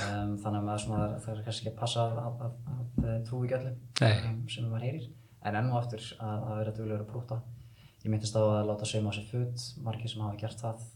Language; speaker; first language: Icelandic; early bilingual, heritage; Icelandic